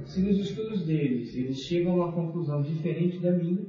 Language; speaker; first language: Portuguese; native; Portuguese